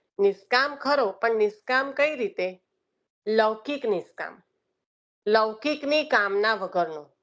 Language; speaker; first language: Gujarati; early bilingual, heritage; Gujarati